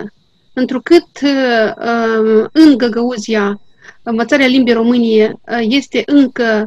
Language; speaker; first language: Romanian; non-native, local second language; Gagauz